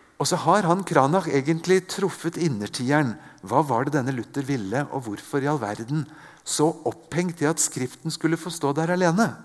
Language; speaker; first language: Norwegian; native; Norwegian